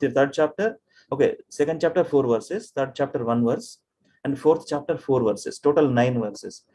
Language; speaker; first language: English; non-native, local second language; Telugu